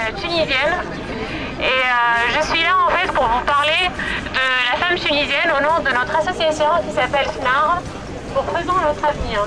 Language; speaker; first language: French; non-native, local second language; Arabic